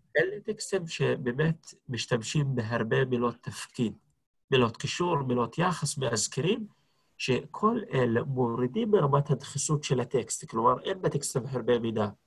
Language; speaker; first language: Hebrew; non-native, local second language; Arabic